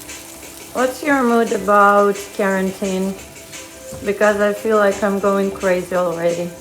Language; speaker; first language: English; non-native, fluent; Russian